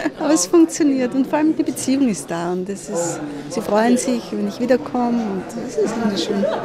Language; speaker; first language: German; native; German